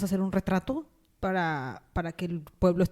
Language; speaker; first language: Spanish; native; Spanish